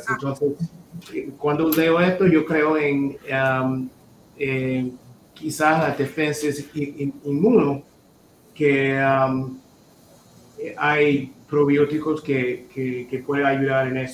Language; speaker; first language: Spanish; non-native, fluent; English